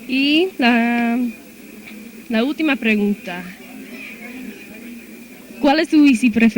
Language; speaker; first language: Spanish; non-native, fluent; English